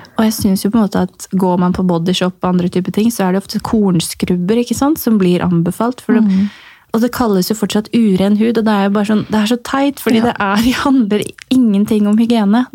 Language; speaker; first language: Norwegian; native; Norwegian